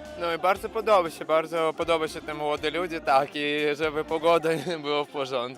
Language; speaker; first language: Polish; non-native, learner; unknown